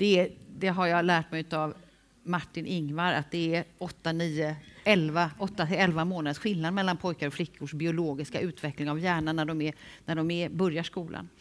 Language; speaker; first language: Swedish; native; Swedish